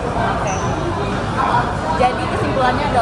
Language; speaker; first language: Indonesian; native; Indonesian